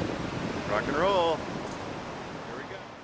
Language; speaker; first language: English; native; English